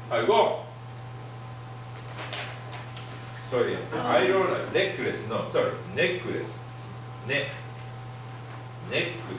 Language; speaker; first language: English; non-native, fluent; Japanese